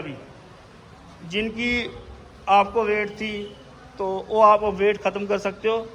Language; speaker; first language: Hindi; non-native, local second language; Punjabi